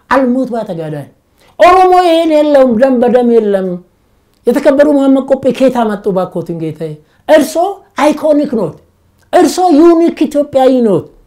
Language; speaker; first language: Amharic; non-native, local second language; Oromo